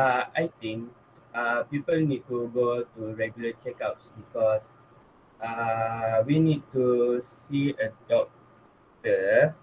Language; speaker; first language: English; non-native, local second language; Malay